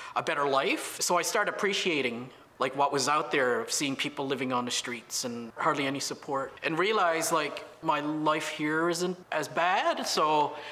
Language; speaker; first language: English; native; English